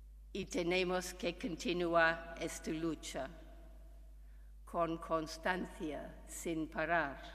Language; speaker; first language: Spanish; non-native, fluent; English